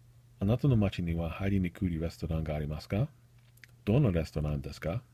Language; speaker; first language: Japanese; non-native, learner; English